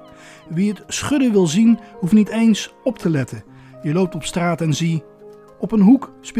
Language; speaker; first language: Dutch; native; Dutch